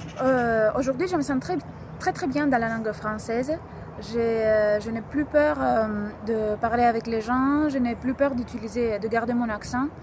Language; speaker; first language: French; non-native, fluent; Greek